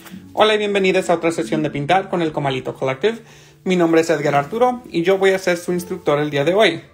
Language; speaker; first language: Spanish; early bilingual, heritage; Spanish